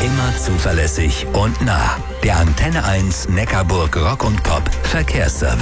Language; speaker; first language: German; native; German